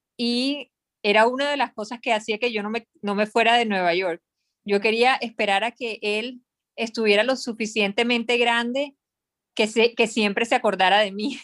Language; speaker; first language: Spanish; native; Spanish